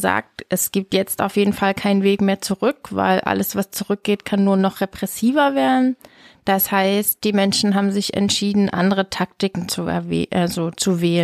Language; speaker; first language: German; native; German